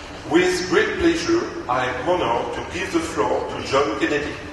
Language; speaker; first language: English; non-native, fluent; French